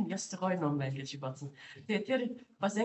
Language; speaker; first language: Mongolian; non-native, learner; English